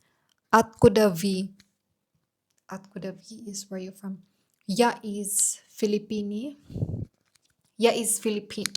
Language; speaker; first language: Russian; non-native, learner; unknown